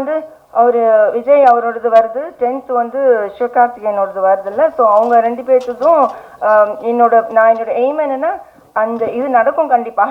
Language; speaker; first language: Tamil; non-native, learner; English